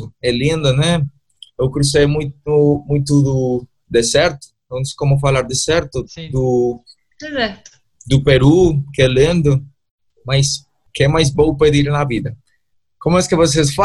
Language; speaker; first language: Portuguese; non-native, learner; Spanish